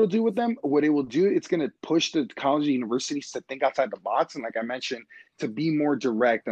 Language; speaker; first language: English; native; English